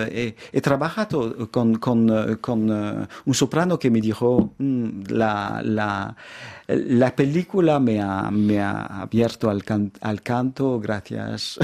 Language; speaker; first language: Spanish; non-native, fluent; French